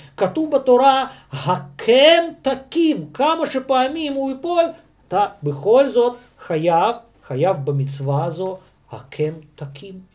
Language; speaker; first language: Hebrew; non-native, fluent; Russian